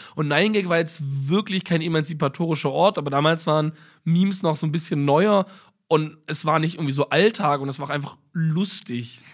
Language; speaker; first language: German; native; German